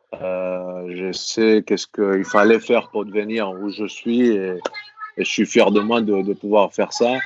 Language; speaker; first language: French; non-native, fluent; Greek